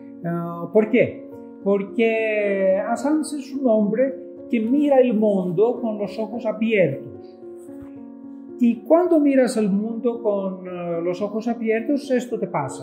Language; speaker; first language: Spanish; non-native, fluent; Greek